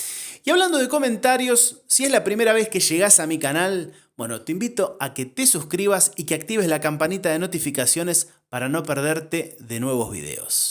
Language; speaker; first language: Spanish; native; Spanish